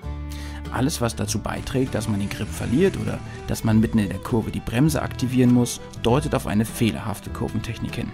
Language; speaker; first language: German; native; German